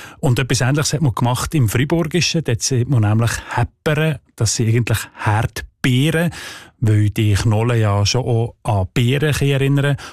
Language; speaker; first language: German; native; German